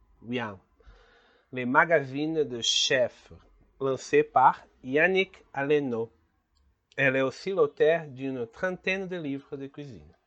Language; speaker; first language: French; non-native, learner; Portuguese